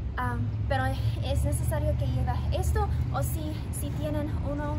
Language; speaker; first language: Spanish; non-native, learner; English